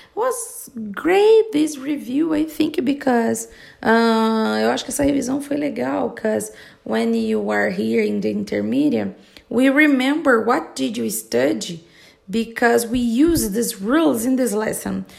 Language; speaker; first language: English; non-native, learner; Portuguese